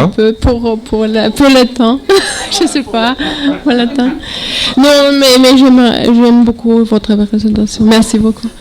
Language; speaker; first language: French; non-native, learner; German